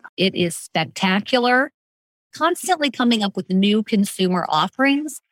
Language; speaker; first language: English; native; English